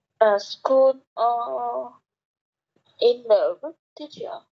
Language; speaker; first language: English; non-native, learner; Vietnamese